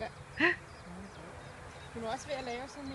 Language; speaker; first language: Danish; native; Danish